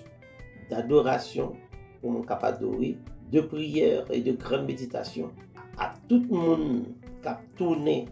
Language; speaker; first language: French; non-native, local second language; Haitian Creole